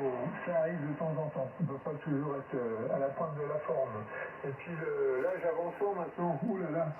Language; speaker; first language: French; native; French